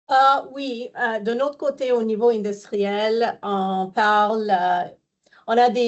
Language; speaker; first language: French; non-native, fluent; English